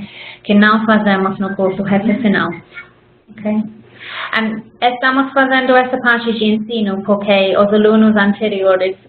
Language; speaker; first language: Portuguese; non-native, fluent; English